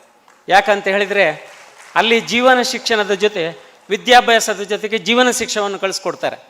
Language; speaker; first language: Kannada; native; Kannada